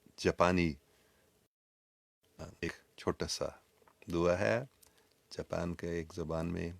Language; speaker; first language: Hindi; non-native, local second language; English